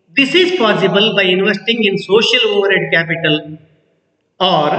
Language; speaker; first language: English; non-native, local second language; Kannada